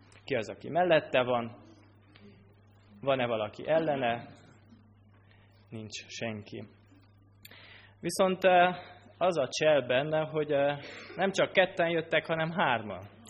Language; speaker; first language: Hungarian; native; Hungarian